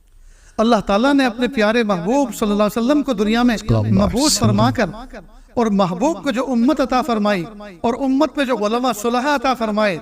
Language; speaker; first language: Urdu; native; Urdu